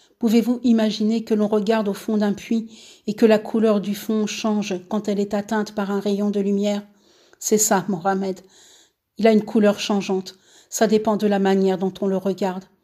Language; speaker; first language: French; native; French